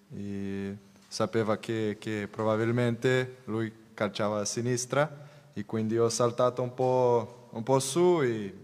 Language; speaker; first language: Italian; non-native, learner; Portuguese